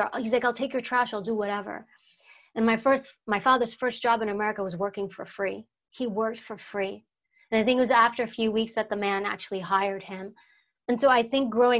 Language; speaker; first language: English; early bilingual, other home language; Greek